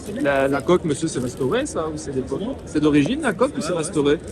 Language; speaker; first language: French; native; French